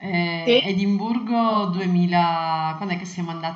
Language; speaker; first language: Italian; native; Italian